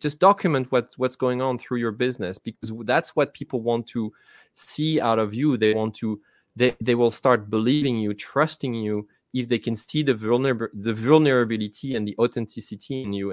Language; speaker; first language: English; non-native, fluent; French